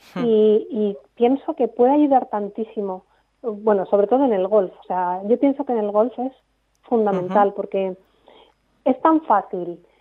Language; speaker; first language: Spanish; native; Spanish